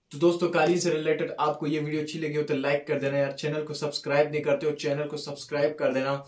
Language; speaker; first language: Urdu; non-native, fluent; Persian